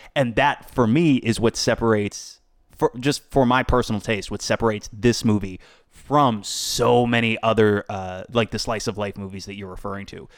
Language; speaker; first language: English; native; English